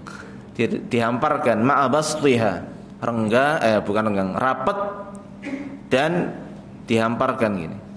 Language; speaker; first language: Indonesian; native; Indonesian